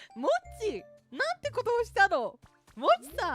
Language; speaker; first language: Japanese; native; Japanese